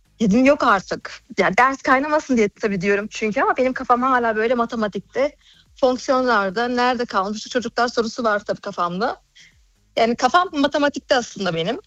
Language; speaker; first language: Turkish; early bilingual, heritage; Turkish